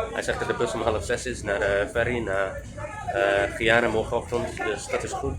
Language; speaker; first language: Dutch; non-native, learner; English